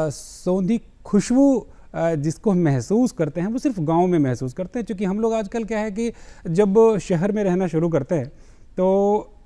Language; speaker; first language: Hindi; native; Hindi